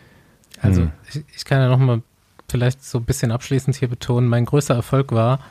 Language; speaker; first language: German; native; German